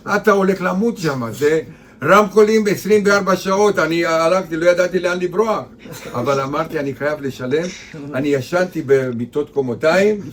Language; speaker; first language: Hebrew; non-native, fluent; Romanian